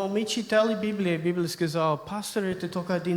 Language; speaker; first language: Russian; non-native, learner; English